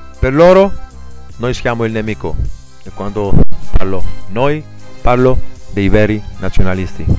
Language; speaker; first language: Italian; non-native, fluent; Greek